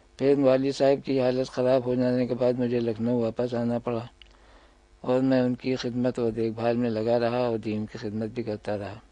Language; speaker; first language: Urdu; native; Urdu